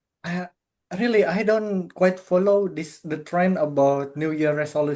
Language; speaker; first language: English; non-native, fluent; Indonesian